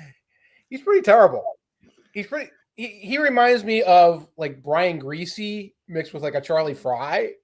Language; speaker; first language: English; native; English